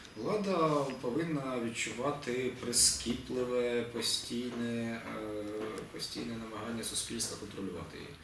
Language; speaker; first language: Ukrainian; native; Ukrainian